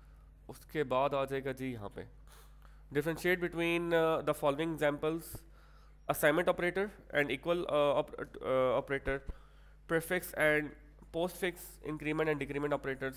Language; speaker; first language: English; non-native, local second language; Urdu